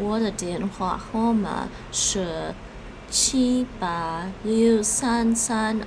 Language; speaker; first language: Chinese; non-native, learner; English